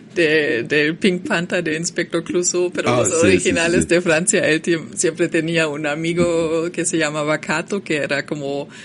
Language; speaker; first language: Spanish; non-native, fluent; German